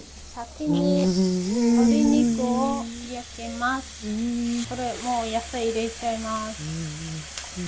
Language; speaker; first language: Japanese; non-native, fluent; Mongolian